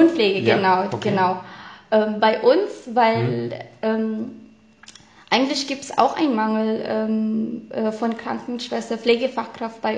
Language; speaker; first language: German; non-native, fluent; Filipino